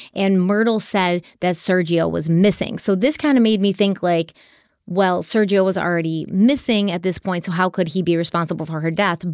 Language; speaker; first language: English; native; English